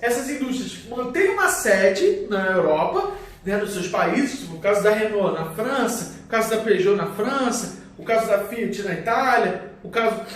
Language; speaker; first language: Portuguese; native; Portuguese